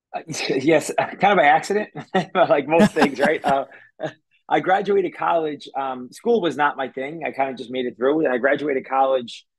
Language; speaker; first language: English; native; English